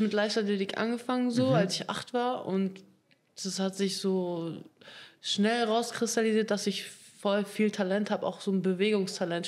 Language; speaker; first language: German; early bilingual, other home language; Russian